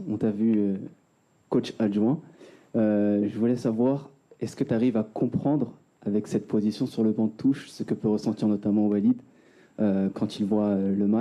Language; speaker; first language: French; native; French